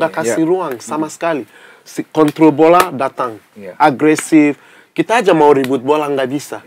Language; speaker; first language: Indonesian; non-native, fluent; English